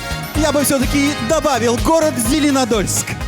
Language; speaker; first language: Russian; native; Russian